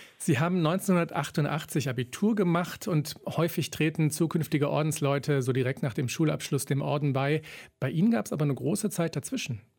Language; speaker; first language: German; native; German